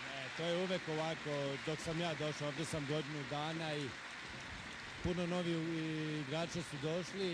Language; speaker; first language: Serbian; early bilingual, heritage; Swedish